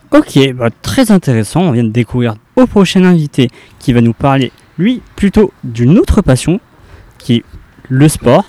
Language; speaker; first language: French; native; French